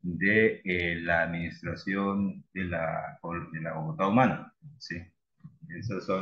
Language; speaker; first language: Spanish; native; Spanish